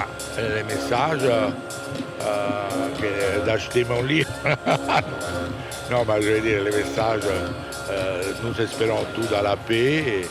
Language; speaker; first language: French; non-native, fluent; Italian